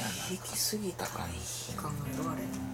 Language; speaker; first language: Japanese; native; Japanese